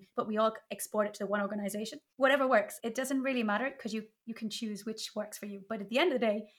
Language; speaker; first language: English; native; English